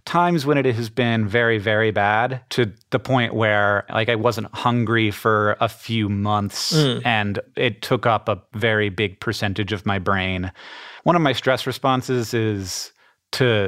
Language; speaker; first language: English; native; English